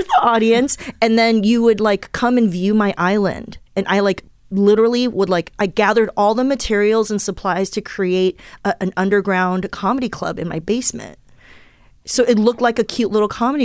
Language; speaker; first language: English; early bilingual, other home language; Chinese